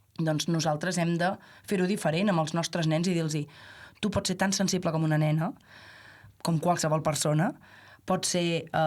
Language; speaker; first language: Catalan; native; Catalan